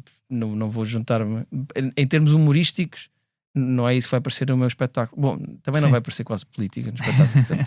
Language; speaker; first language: Portuguese; native; Portuguese